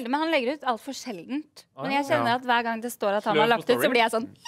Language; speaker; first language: Norwegian; native; Norwegian